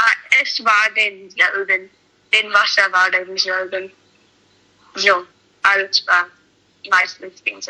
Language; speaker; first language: German; non-native, learner; English